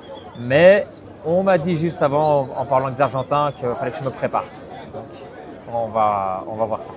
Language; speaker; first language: French; native; French